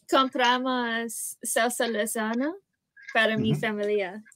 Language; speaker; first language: Spanish; non-native, learner; English